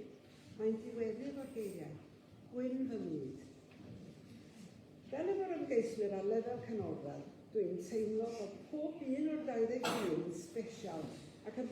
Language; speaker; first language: Welsh; native; Welsh